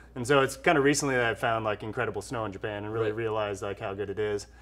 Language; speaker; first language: English; native; English